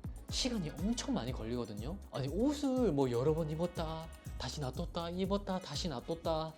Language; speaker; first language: Korean; native; Korean